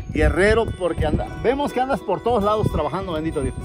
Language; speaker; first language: Spanish; native; Spanish